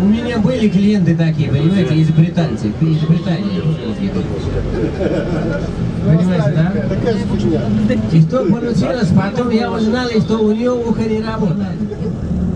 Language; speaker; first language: Russian; non-native, learner; Nepali